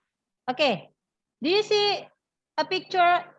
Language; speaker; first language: English; non-native, learner; Indonesian